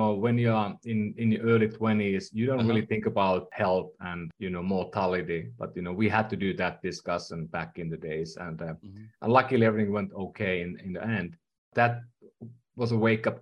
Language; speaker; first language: English; non-native, fluent; Finnish